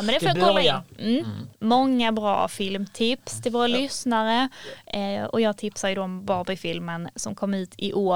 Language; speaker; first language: Swedish; native; Swedish